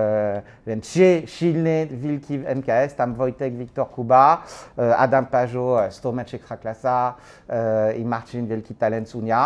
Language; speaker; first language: Polish; non-native, learner; French